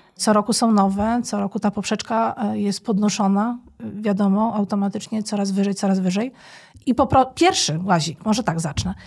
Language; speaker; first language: Polish; native; Polish